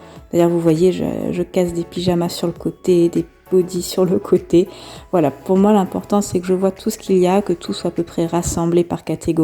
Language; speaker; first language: French; native; French